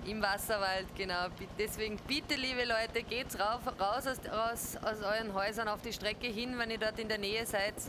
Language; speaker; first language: German; native; German